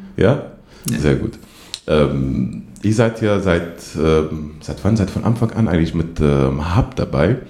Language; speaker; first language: German; native; German